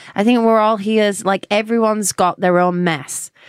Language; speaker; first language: English; native; English